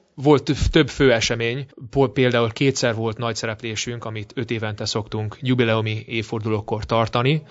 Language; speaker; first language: Hungarian; early bilingual, heritage; Hungarian